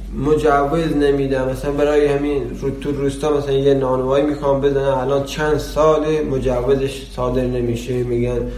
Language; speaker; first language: Persian; non-native, local second language; Baluchi